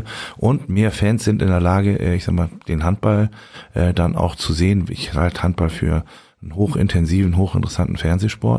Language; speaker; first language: German; native; German